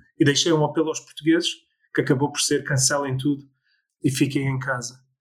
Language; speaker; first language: Portuguese; early bilingual, other home language; English